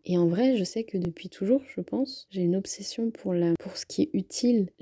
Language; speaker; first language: French; native; French